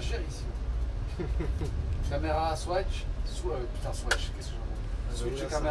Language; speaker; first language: French; native; French